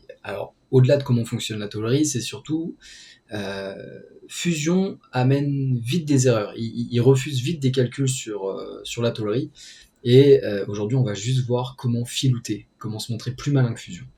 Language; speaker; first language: French; native; French